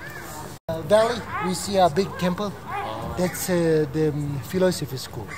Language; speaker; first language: English; non-native, fluent; Tibetan